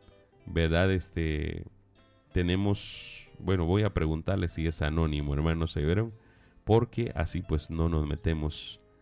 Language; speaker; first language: Spanish; native; Spanish